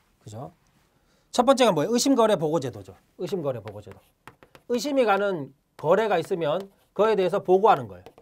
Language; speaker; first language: Korean; native; Korean